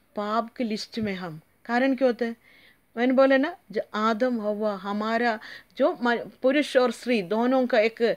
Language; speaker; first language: Hindi; non-native, local second language; Malayalam